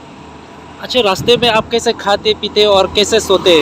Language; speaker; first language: Hindi; non-native, local second language; Khasi